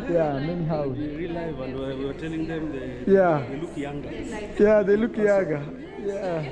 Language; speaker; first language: English; non-native, local second language; Luo (Kenya and Tanzania)